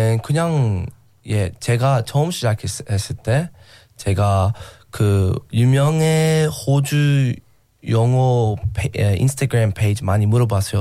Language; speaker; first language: Korean; non-native, learner; English